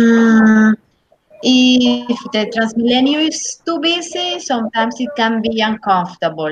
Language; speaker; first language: English; non-native, learner; Spanish